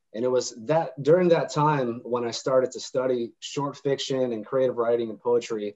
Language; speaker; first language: English; native; English